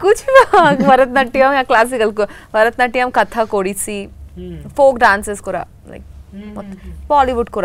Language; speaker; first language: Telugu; non-native, learner; Bangla